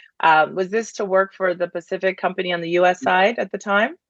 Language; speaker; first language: English; native; English